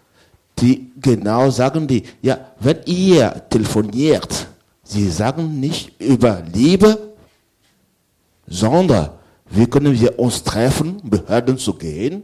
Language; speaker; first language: German; non-native, learner; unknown